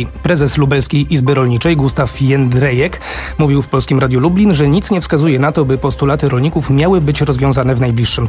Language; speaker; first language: Polish; native; Polish